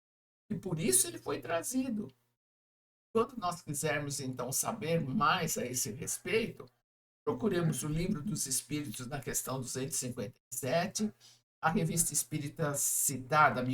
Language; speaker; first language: Portuguese; native; Portuguese